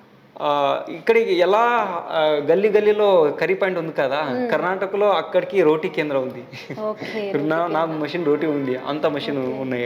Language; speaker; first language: Telugu; non-native, local second language; Hindi